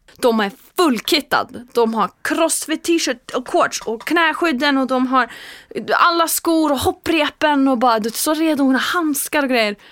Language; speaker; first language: Swedish; non-native, fluent; Icelandic